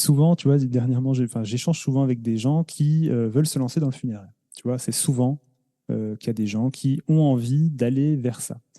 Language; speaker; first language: French; native; French